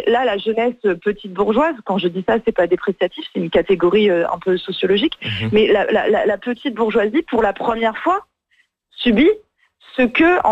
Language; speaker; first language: French; native; French